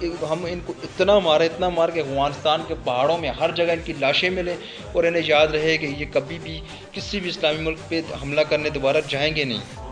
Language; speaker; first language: Hindi; non-native, local second language; Punjabi